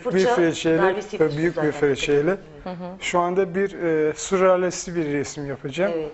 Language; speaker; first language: Turkish; non-native, fluent; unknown